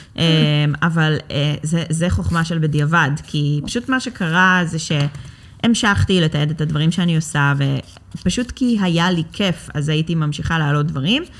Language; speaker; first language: Hebrew; native; Hebrew